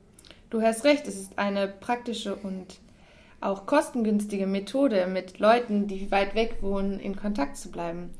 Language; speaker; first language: German; non-native, fluent; French